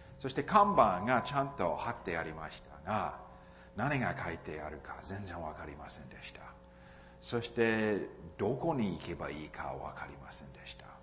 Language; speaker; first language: Japanese; non-native, fluent; English